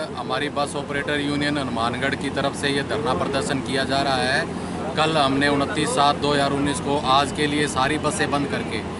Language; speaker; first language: Hindi; native; Hindi